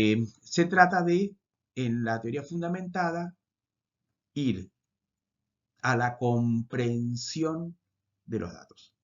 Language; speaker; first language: Spanish; native; Spanish